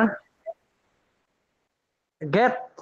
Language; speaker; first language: English; non-native, learner; Spanish